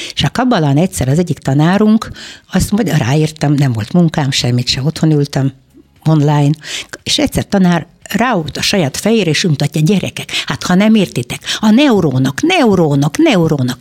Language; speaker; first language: Hungarian; non-native, fluent; Russian